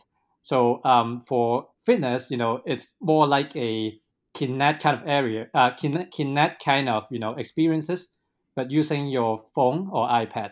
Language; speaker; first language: English; non-native, local second language; Cantonese